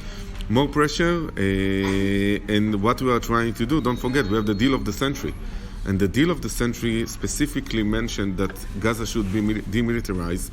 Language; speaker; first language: English; non-native, fluent; Hebrew